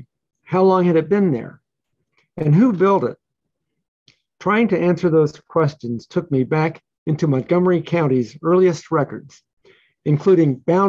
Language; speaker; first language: English; native; English